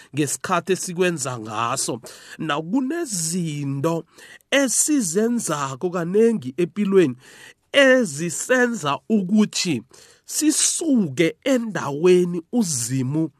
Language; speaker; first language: Zulu; non-native, local second language; South Ndebele